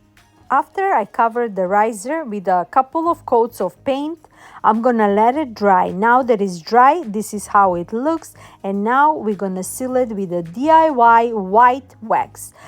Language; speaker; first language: English; non-native, fluent; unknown